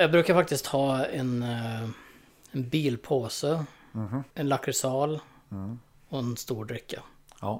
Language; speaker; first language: Swedish; native; Swedish